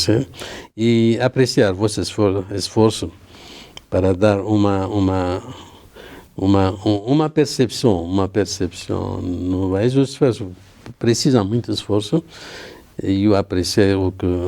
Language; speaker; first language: Portuguese; non-native, learner; Arabic